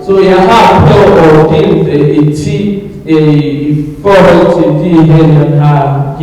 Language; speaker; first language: Danish; early bilingual, other home language; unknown